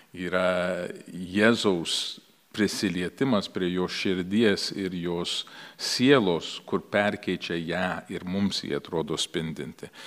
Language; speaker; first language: Lithuanian; early bilingual, heritage; Lithuanian